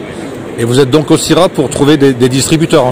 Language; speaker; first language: French; native; French